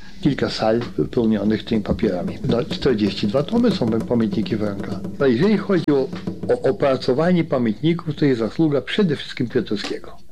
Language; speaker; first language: Polish; native; Polish